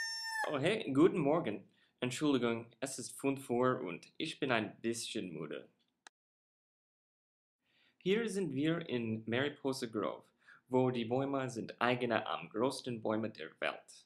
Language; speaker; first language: German; non-native, learner; English